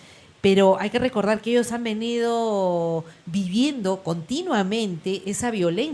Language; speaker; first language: Spanish; native; Spanish